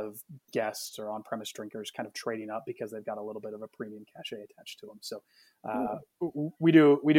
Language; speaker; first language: English; native; English